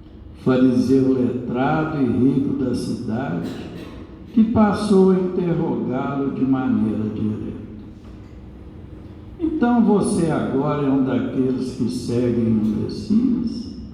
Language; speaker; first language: Portuguese; native; Portuguese